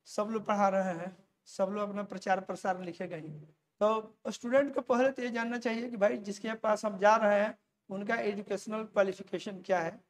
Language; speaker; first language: Hindi; native; Hindi